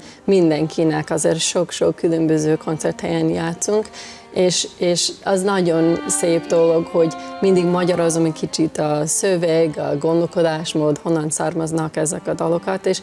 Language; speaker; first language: Hungarian; early bilingual, heritage; English